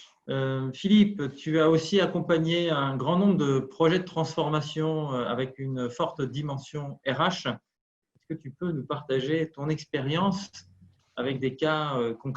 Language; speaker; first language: French; native; French